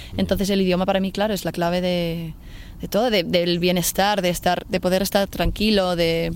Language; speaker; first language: Spanish; non-native, fluent; English